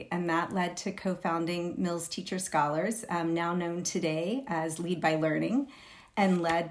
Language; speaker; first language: English; native; English